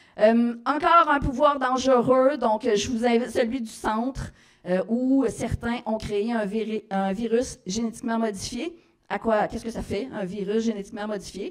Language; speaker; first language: French; native; French